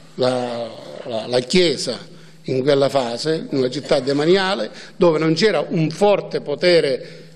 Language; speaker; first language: Italian; native; Italian